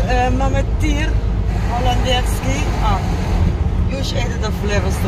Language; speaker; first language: Polish; non-native, learner; Dutch